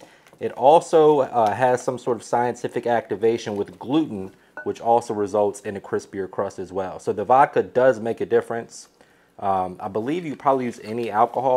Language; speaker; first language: English; native; English